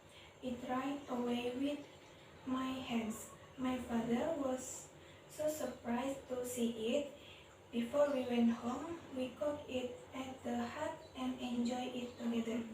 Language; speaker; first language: English; non-native, learner; Indonesian